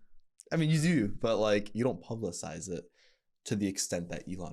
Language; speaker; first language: English; native; English